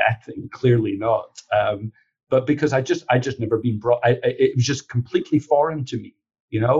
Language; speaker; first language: English; native; English